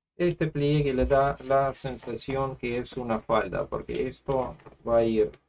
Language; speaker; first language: Spanish; non-native, fluent; Russian